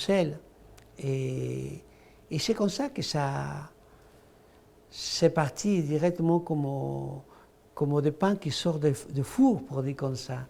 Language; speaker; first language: French; non-native, fluent; Spanish